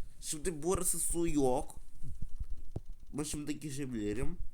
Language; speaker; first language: Turkish; non-native, learner; Russian